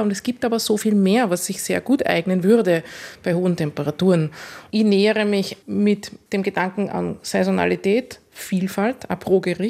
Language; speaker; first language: German; native; German